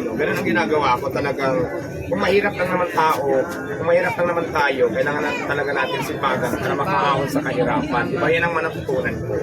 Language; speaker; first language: Filipino; non-native, local second language; Waray